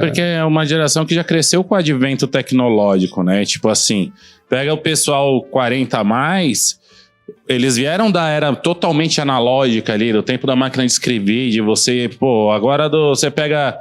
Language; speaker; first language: Portuguese; native; Portuguese